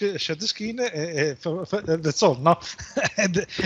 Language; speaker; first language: English; non-native, learner; Italian